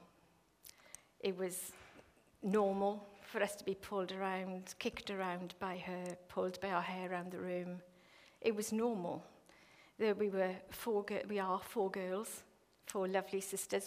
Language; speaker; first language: English; native; English